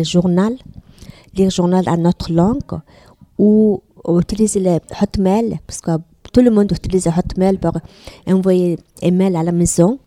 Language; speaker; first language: French; non-native, learner; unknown